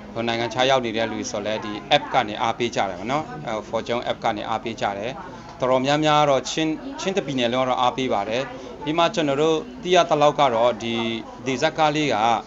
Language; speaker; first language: Burmese; non-native, local second language; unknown